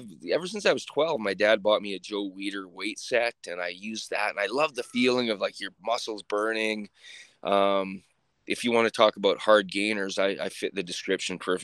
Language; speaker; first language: English; native; English